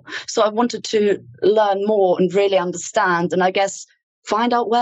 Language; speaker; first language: English; non-native, fluent; German